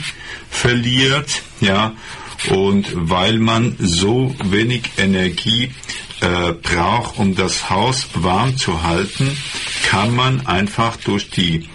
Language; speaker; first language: German; non-native, fluent; Persian